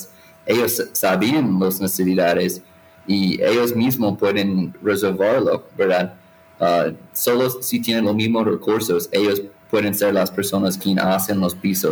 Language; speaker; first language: Spanish; non-native, fluent; English